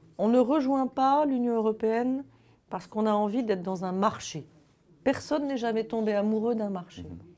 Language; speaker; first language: French; native; French